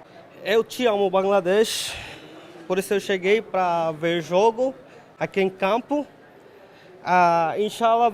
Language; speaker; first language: Portuguese; early bilingual, heritage; Bangla